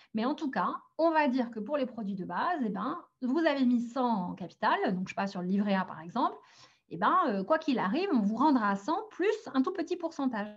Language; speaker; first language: French; early bilingual, other home language; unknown